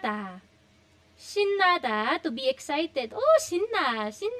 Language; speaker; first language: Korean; non-native, fluent; Filipino